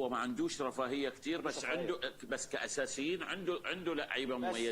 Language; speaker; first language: Arabic; native; Arabic